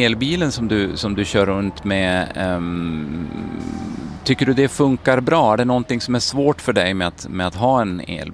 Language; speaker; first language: Swedish; native; Swedish